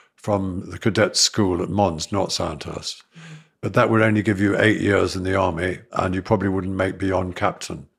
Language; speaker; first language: English; native; English